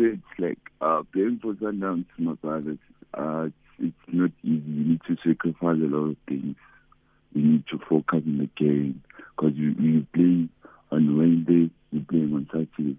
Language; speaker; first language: English; non-native, local second language; Venda